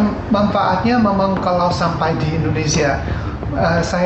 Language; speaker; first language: Indonesian; non-native, fluent; English